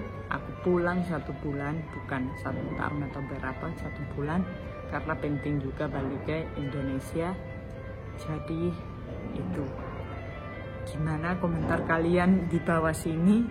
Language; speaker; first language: Indonesian; non-native, fluent; Spanish